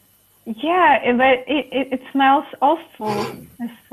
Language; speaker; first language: English; non-native, learner; Russian